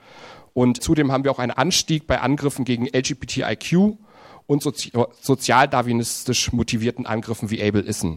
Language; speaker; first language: German; native; German